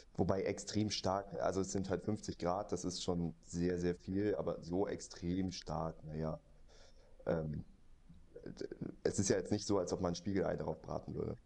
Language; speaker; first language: German; native; German